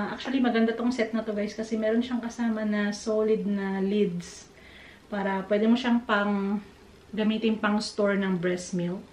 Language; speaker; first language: Filipino; native; Filipino